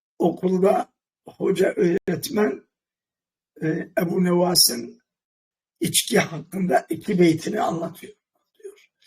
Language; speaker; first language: Turkish; non-native, local second language; Kurdish